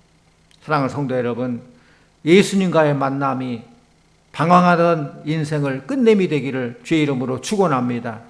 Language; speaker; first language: Korean; native; Korean